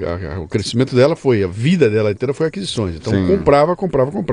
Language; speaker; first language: Portuguese; native; Portuguese